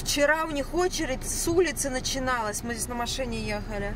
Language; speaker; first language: Russian; native; Russian